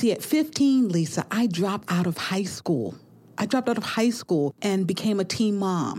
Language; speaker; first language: English; native; English